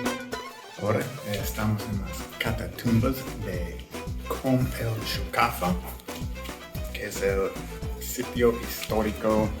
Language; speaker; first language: Spanish; non-native, fluent; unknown